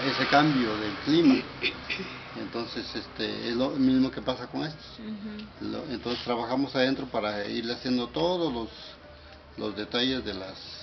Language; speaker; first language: Spanish; native; Spanish